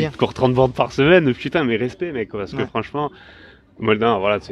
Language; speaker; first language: French; native; French